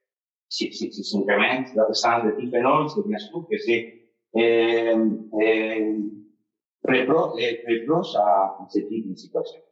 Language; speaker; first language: French; non-native, fluent; Spanish